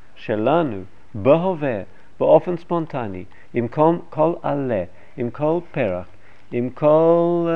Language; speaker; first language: Hebrew; non-native, fluent; English